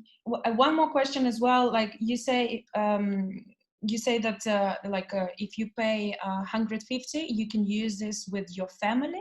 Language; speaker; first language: English; non-native, learner; Russian